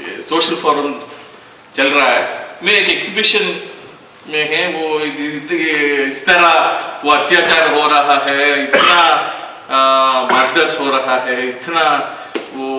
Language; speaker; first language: Hindi; non-native, local second language; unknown